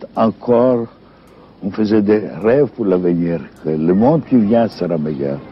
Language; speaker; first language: French; non-native, fluent; Greek